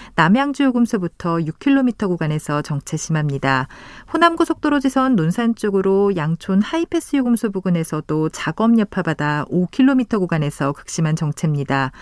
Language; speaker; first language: Korean; native; Korean